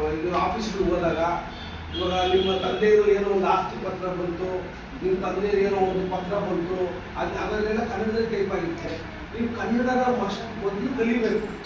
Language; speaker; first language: Kannada; non-native, local second language; Urdu